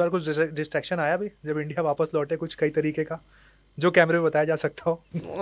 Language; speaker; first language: Hindi; native; Hindi